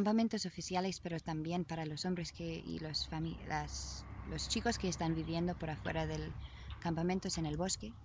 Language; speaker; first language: Spanish; non-native, learner; English